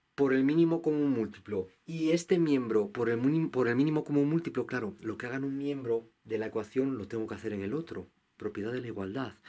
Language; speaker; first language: Spanish; native; Spanish